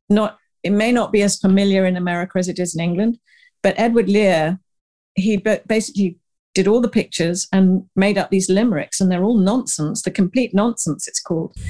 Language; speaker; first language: English; native; English